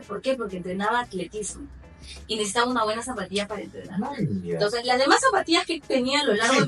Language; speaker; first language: Spanish; native; Spanish